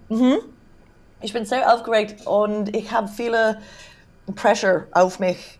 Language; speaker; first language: German; non-native, learner; English